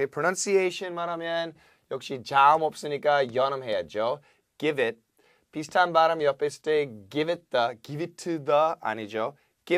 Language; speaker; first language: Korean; non-native, fluent; English